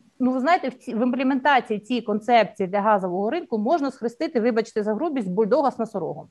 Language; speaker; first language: Ukrainian; native; Ukrainian